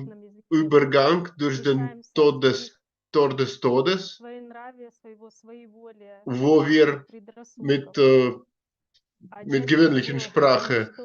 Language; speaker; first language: German; non-native, learner; Russian